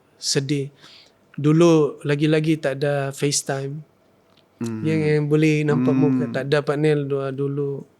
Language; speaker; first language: Malay; non-native, fluent; Thai